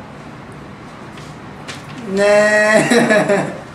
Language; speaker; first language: Japanese; non-native, learner; Korean